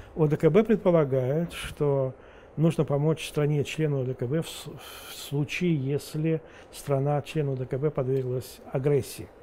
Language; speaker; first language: Russian; non-native, local second language; Romanian